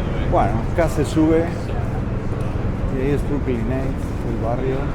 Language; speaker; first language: Spanish; native; Spanish